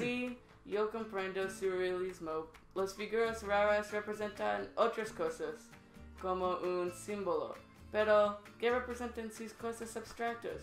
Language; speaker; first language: Spanish; non-native, learner; English